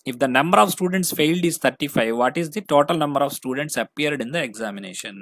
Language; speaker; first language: English; non-native, local second language; Telugu